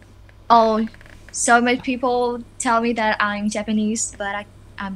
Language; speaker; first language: English; non-native, learner; Vietnamese